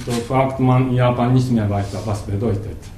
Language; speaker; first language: German; non-native, learner; Japanese